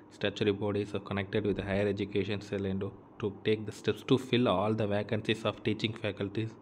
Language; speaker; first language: English; non-native, local second language; Tamil